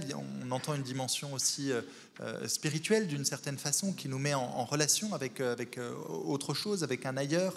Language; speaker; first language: French; native; French